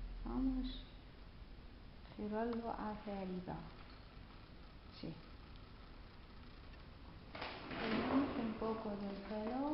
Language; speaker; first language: Spanish; non-native, learner; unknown